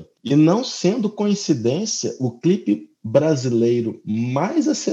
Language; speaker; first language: Portuguese; native; Portuguese